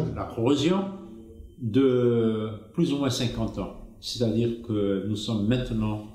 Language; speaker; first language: French; non-native, fluent; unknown